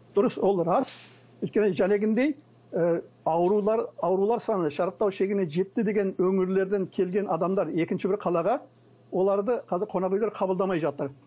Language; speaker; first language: Kazakh; early bilingual, heritage; Kazakh